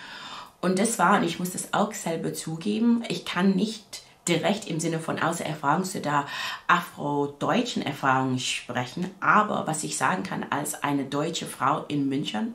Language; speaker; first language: German; non-native, fluent; English